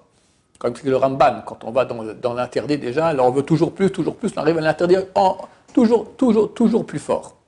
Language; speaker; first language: French; native; French